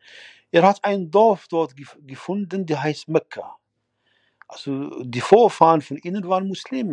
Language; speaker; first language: German; non-native, fluent; Arabic